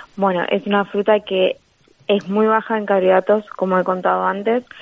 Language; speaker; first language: Spanish; native; Spanish